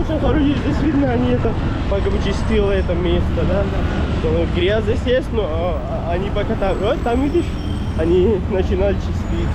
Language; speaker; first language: Russian; non-native, learner; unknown